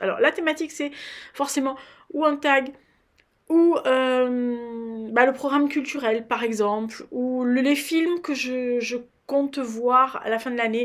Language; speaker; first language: French; native; French